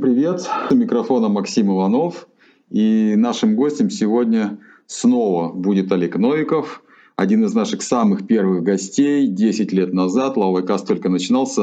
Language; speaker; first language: Russian; native; Russian